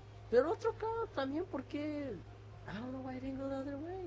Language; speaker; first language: English; early bilingual, other home language; Spanish